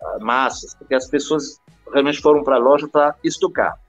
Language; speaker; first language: Portuguese; non-native, fluent; French